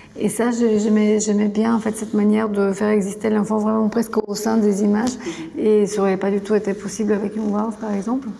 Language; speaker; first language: French; non-native, fluent; Bulgarian